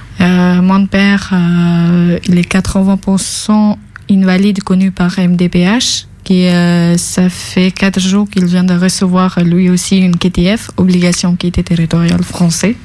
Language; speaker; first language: French; non-native, fluent; Albanian